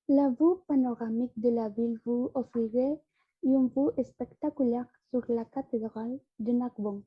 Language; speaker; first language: French; non-native, learner; Spanish